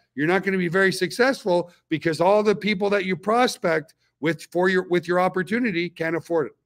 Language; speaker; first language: English; native; English